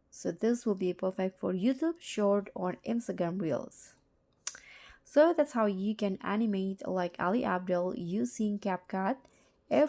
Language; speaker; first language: English; non-native, fluent; Indonesian